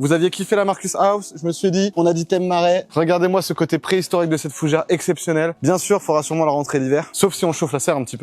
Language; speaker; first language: French; native; French